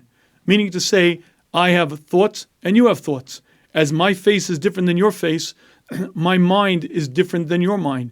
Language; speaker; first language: English; native; English